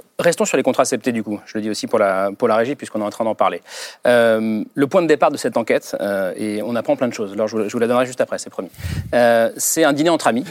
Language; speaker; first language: French; native; French